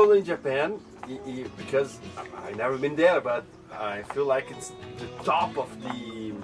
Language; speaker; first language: English; non-native, learner; Portuguese